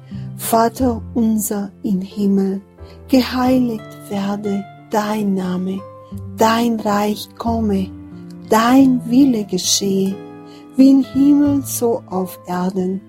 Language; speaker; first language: German; non-native, fluent; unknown